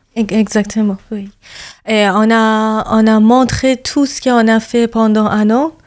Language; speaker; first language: French; non-native, learner; Persian